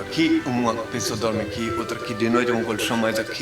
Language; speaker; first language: Portuguese; native; Portuguese